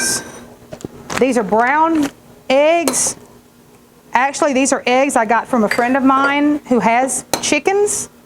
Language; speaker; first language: English; native; English